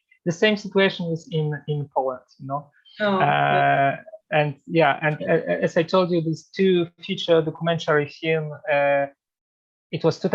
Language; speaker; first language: English; non-native, fluent; Polish